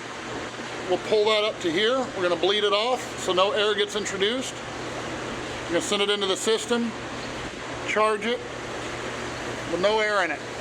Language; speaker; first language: English; native; English